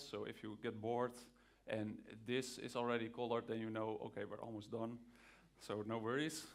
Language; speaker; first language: English; non-native, fluent; Dutch